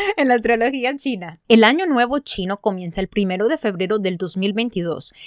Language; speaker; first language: Spanish; early bilingual, other home language; English